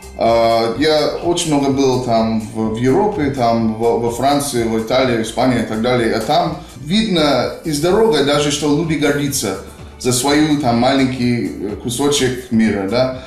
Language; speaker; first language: Russian; non-native, fluent; English